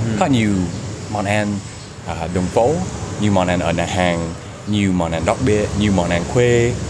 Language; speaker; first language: Vietnamese; non-native, learner; English